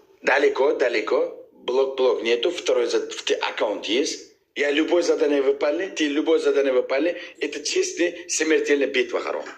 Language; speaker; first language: Russian; non-native, learner; Uzbek